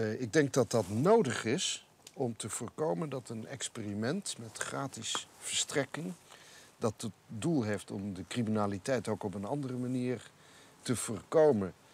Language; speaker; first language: Dutch; native; Dutch